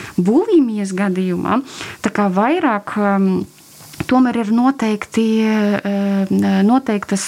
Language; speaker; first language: Latvian; non-native, local second language; Russian